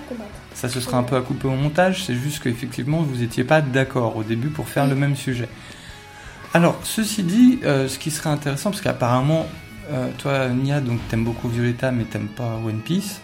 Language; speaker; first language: French; native; French